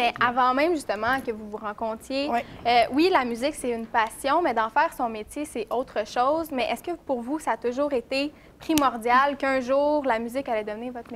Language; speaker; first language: French; native; French